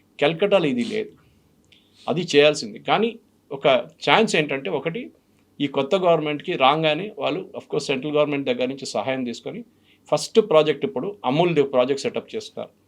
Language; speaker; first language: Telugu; non-native, fluent; Malayalam